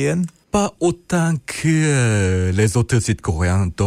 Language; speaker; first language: French; non-native, fluent; Korean